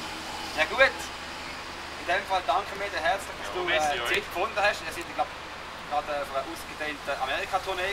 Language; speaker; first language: German; native; German